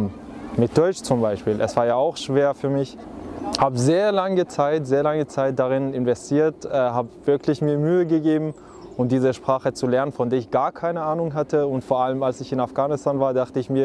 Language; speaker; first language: German; non-native, fluent; Persian